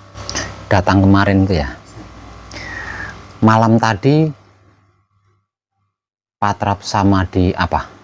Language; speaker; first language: Indonesian; non-native, local second language; Javanese